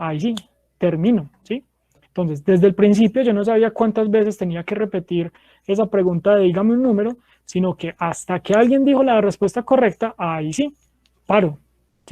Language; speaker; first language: Spanish; native; Spanish